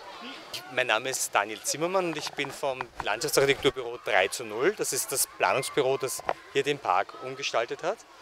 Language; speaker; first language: German; native; German